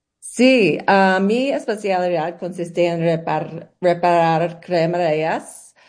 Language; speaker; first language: Spanish; non-native, learner; English